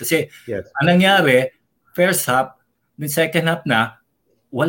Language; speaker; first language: English; non-native, local second language; Filipino